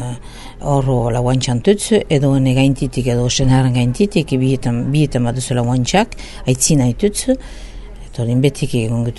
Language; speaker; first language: Basque; native; Basque